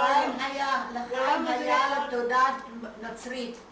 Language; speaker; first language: Hebrew; non-native, fluent; Hungarian